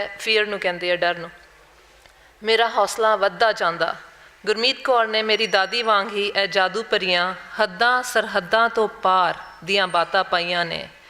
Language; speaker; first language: Punjabi; non-native, local second language; Hindi